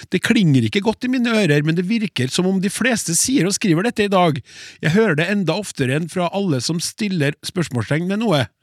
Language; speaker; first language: Norwegian; native; Norwegian